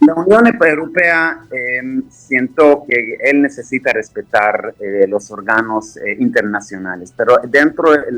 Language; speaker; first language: Spanish; non-native, fluent; Hebrew